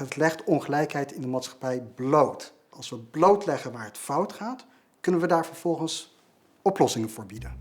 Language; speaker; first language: Dutch; native; Dutch